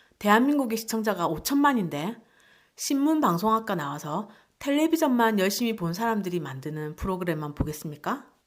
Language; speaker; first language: Korean; native; Korean